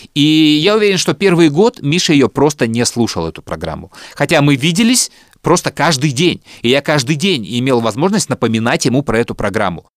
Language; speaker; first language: Russian; native; Russian